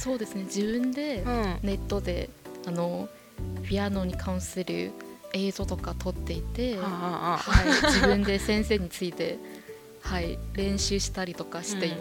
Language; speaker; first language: Japanese; non-native, fluent; Chinese